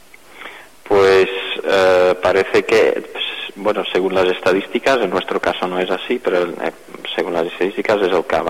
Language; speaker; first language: Spanish; non-native, fluent; Dutch